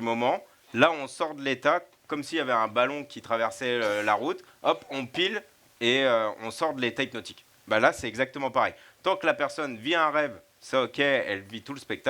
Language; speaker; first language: French; native; French